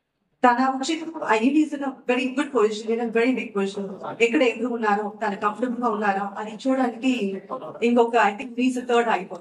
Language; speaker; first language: Telugu; non-native, learner; Tamil